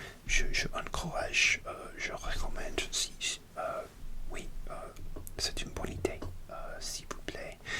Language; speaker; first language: French; non-native, learner; English